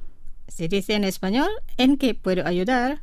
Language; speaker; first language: Spanish; non-native, fluent; Indonesian